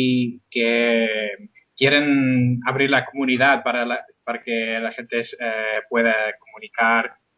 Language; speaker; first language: Spanish; non-native, fluent; English